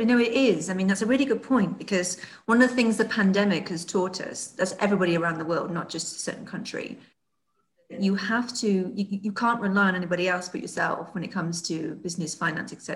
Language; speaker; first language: English; native; English